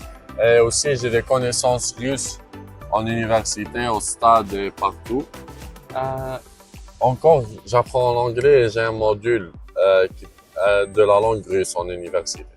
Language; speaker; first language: French; non-native, local second language; Arabic